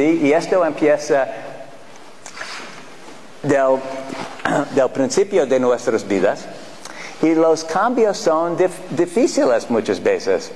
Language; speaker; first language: Spanish; non-native, fluent; English